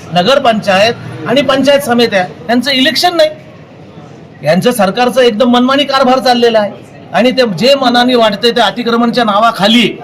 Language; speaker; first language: Marathi; native; Marathi